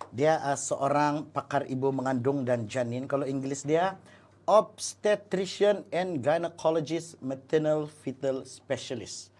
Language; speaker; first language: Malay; native; Malay